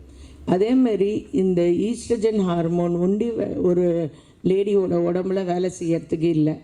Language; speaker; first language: Tamil; native; Tamil